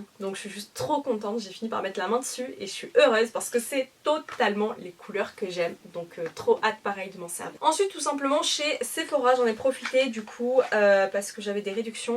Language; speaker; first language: French; native; French